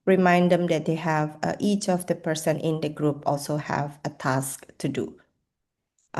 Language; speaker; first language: English; non-native, fluent; Indonesian